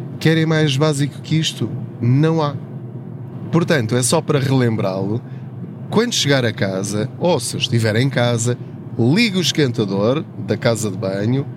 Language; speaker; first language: Portuguese; native; Portuguese